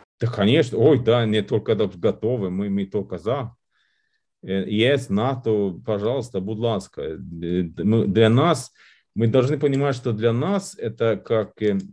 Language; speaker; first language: Russian; non-native, fluent; Lithuanian